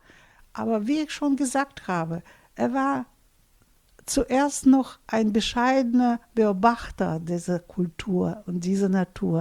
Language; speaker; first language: German; non-native, fluent; Russian